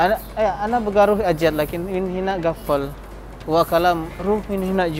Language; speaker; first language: Arabic; non-native, learner; Indonesian